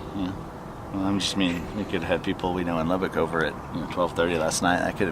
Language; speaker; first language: English; native; English